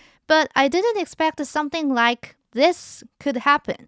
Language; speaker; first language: English; non-native, fluent; Korean